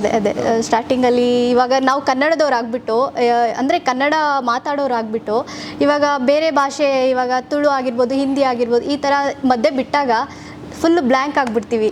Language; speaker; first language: Kannada; native; Kannada